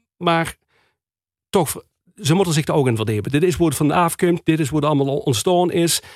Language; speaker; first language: Dutch; native; Dutch